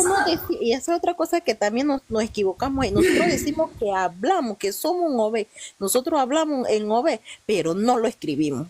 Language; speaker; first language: Spanish; non-native, local second language; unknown